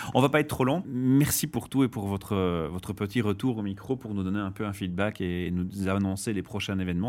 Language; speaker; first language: French; native; French